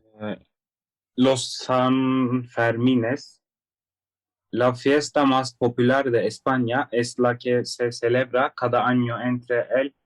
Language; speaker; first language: Spanish; non-native, learner; Turkish